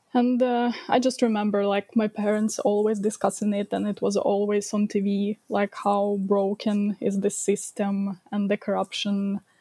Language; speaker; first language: English; non-native, fluent; Ukrainian